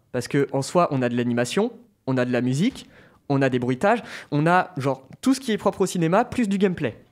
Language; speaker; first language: French; native; French